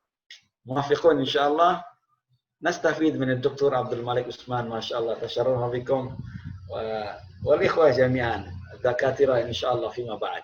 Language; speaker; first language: Arabic; non-native, fluent; Indonesian